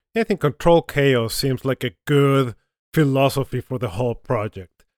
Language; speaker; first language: English; non-native, fluent; Spanish